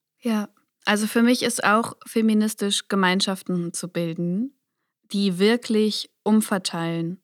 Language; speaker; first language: German; native; German